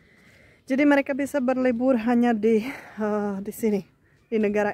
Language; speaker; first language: Indonesian; non-native, fluent; Czech